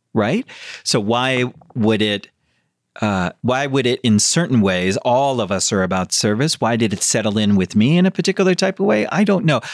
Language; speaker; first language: English; native; English